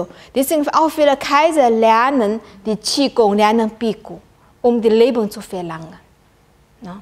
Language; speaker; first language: German; non-native, learner; Chinese